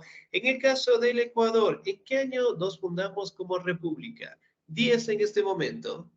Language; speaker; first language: Spanish; native; Spanish